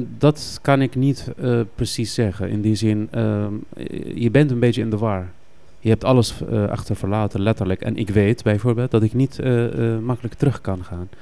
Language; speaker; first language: Dutch; non-native, fluent; Arabic